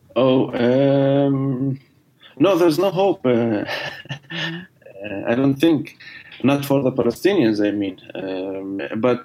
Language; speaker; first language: English; non-native, fluent; Arabic